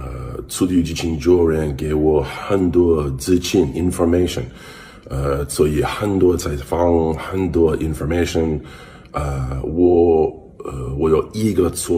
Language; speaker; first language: Chinese; non-native, learner; English